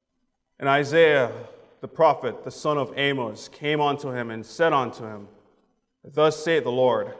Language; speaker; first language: English; native; English